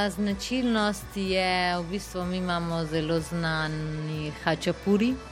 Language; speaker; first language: Slovenian; non-native, fluent; Georgian